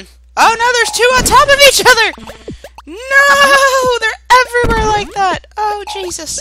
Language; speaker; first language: English; native; English